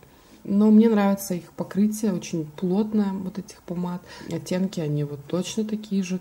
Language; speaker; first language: Russian; native; Russian